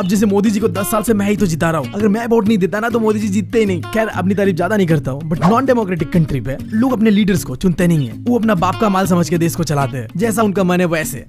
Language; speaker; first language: Hindi; non-native, local second language; Bangla